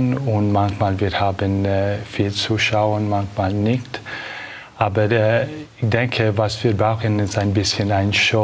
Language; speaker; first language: German; non-native, learner; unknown